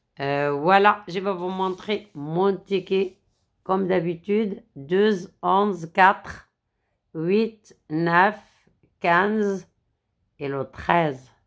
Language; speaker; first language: French; non-native, fluent; Arabic